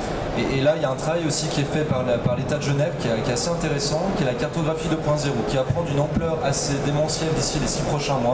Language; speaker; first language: French; native; French